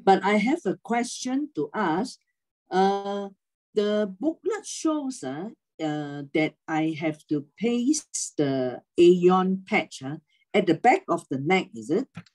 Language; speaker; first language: English; non-native, local second language; Cantonese